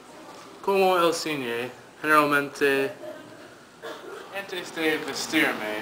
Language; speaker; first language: Spanish; non-native, learner; English